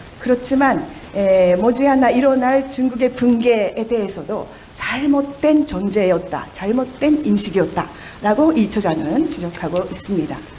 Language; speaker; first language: Korean; non-native, fluent; Japanese